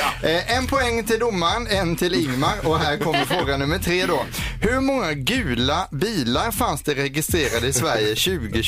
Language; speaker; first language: Swedish; native; Swedish